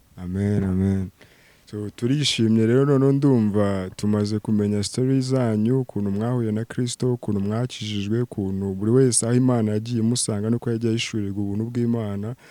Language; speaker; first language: Kinyarwanda; native; Kinyarwanda